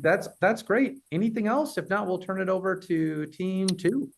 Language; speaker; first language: English; native; English